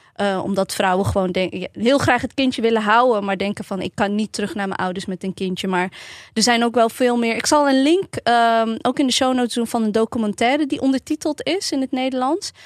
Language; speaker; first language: Dutch; early bilingual, other home language; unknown